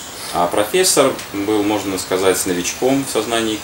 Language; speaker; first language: Russian; native; Russian